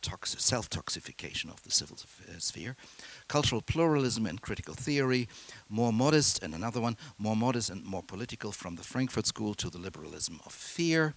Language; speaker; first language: English; non-native, fluent; German